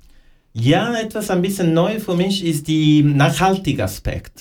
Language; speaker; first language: German; non-native, fluent; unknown